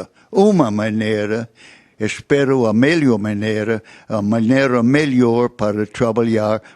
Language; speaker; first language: Portuguese; non-native, fluent; English